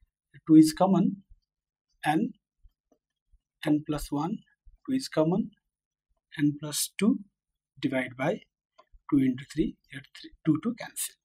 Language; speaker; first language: English; non-native, local second language; Nepali